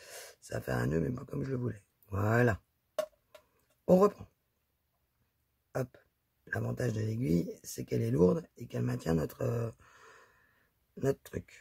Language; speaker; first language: French; native; French